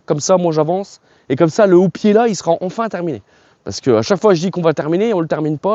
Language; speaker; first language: French; native; French